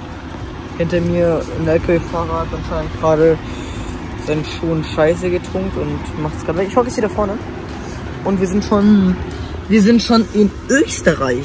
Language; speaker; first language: German; native; German